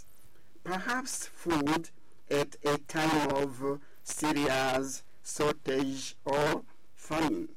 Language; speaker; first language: English; non-native, fluent; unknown